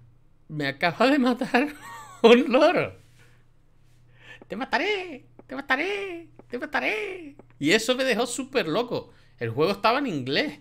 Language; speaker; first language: Spanish; native; Spanish